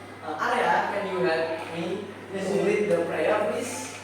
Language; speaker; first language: English; non-native, learner; Indonesian